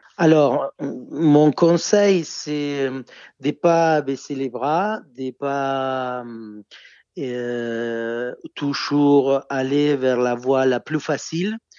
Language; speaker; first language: French; non-native, fluent; Spanish